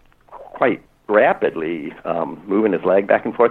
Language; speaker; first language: English; native; English